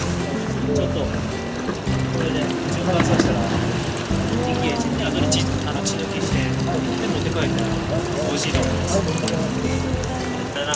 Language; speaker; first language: Japanese; native; Japanese